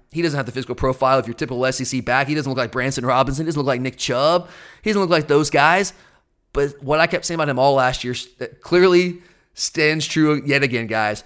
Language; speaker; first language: English; native; English